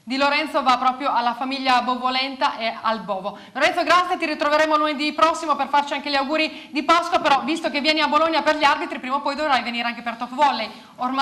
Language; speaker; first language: Italian; native; Italian